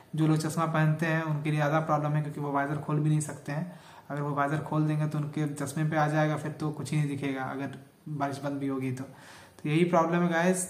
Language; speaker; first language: Hindi; native; Hindi